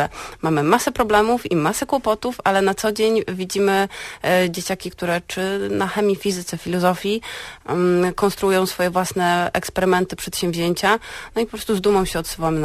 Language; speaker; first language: Polish; native; Polish